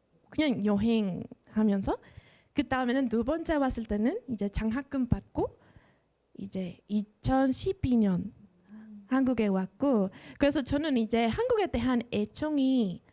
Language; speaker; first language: Korean; non-native, fluent; Spanish